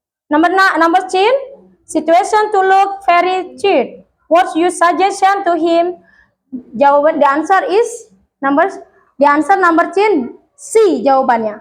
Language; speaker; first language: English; non-native, learner; Indonesian